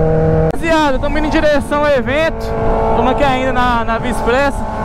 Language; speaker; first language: Portuguese; native; Portuguese